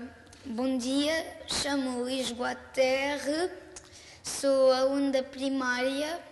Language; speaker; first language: Portuguese; non-native, local second language; French